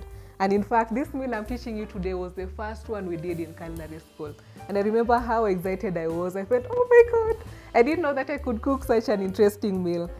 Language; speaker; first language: English; non-native, local second language; Swahili